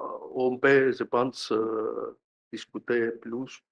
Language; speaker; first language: French; non-native, fluent; Greek